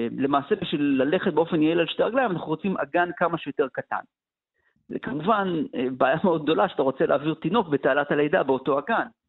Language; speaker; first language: Hebrew; native; Hebrew